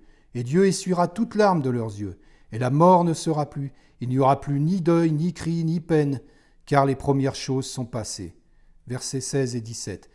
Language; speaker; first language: French; native; French